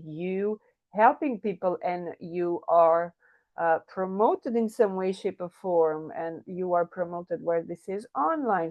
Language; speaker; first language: English; non-native, fluent; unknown